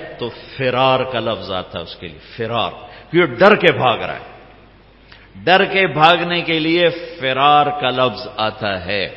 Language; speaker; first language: Urdu; native; Urdu